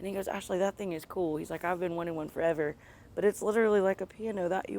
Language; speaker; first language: English; native; English